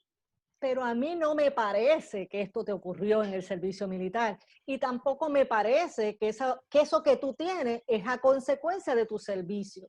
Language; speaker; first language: Spanish; native; Spanish